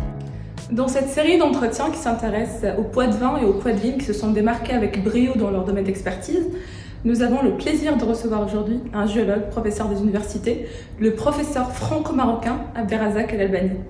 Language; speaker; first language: French; native; French